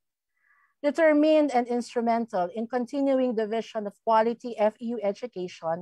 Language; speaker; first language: English; non-native, local second language; Filipino